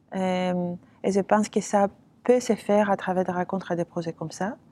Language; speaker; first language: French; non-native, fluent; Greek